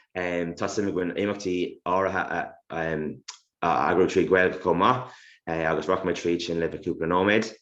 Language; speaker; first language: Irish; non-native, local second language; English